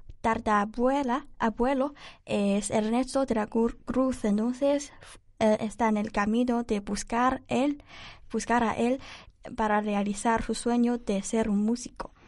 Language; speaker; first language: Spanish; non-native, learner; Chinese